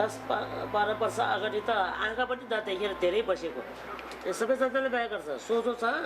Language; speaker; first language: Nepali; non-native, local second language; Tibetan